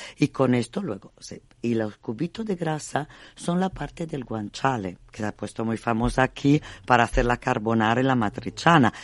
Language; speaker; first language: Spanish; non-native, fluent; Italian